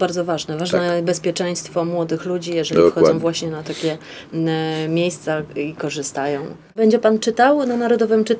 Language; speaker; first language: Polish; native; Polish